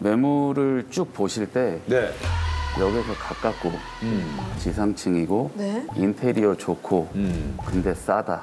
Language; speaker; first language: Korean; native; Korean